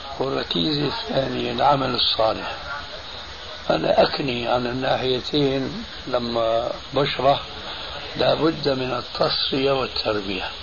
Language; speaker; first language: Arabic; early bilingual, other home language; Albanian